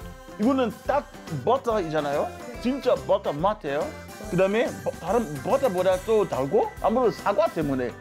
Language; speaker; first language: Korean; non-native, fluent; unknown